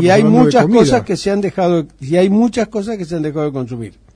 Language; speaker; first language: Spanish; native; Spanish